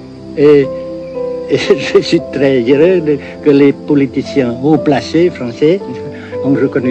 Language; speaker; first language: French; non-native, local second language; Vietnamese